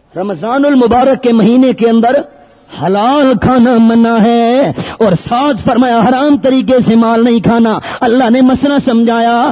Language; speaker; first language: Urdu; non-native, local second language; Pashto